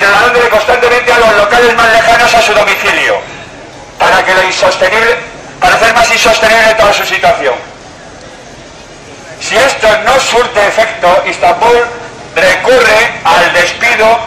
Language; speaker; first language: Spanish; native; Spanish